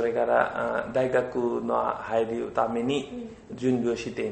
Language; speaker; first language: Japanese; non-native, learner; Bangla